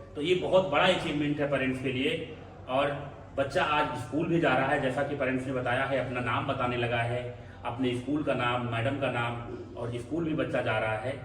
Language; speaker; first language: Hindi; native; Hindi